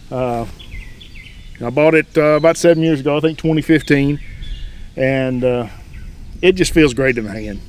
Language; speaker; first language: English; native; English